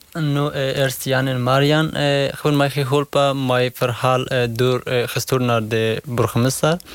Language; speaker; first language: Dutch; non-native, learner; Persian